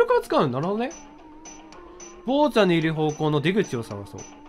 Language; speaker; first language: Japanese; native; Japanese